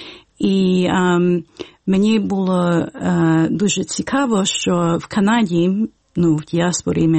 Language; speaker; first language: Ukrainian; early bilingual, heritage; Ukrainian